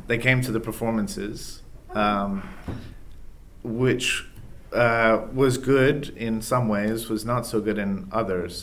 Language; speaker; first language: English; native; English